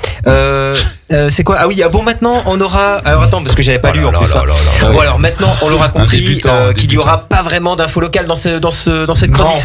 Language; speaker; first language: French; native; French